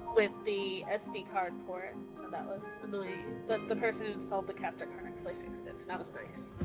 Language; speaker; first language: English; native; English